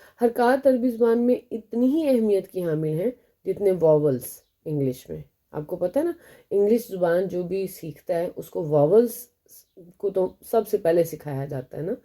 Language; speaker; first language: Urdu; native; Urdu